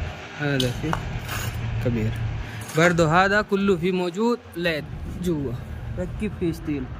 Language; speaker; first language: Arabic; non-native, learner; Hindi